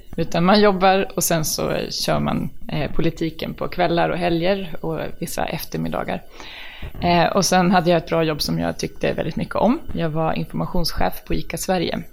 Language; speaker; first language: Swedish; native; Swedish